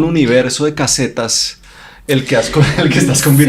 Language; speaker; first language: Spanish; native; Spanish